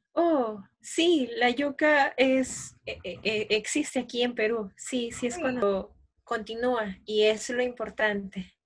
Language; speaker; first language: Spanish; native; Spanish